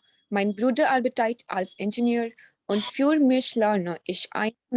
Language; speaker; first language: German; non-native, learner; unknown